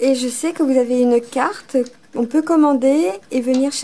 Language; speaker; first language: French; native; French